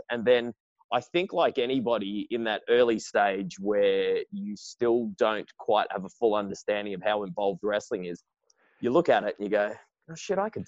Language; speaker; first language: English; native; English